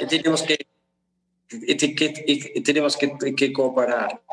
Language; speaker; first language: Spanish; non-native, fluent; German